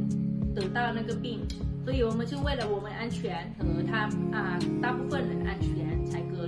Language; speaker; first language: Chinese; non-native, fluent; Thai